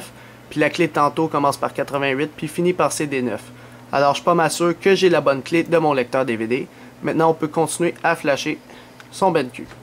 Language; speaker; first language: French; native; French